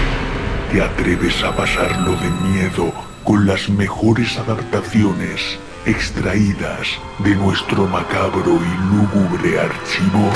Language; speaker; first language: Spanish; native; Spanish